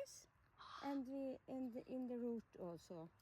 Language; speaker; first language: English; non-native, learner; Swedish